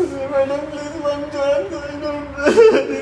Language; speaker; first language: English; non-native, learner; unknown